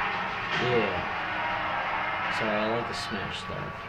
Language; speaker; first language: English; native; English